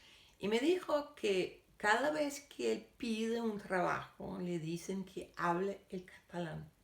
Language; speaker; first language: Spanish; non-native, fluent; Danish